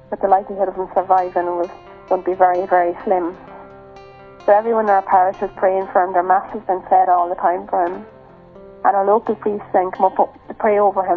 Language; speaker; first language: English; native; English